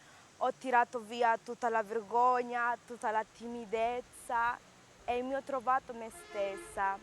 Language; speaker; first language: Italian; non-native, learner; Spanish